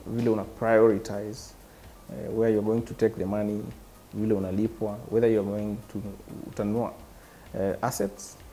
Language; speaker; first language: English; non-native, local second language; Swahili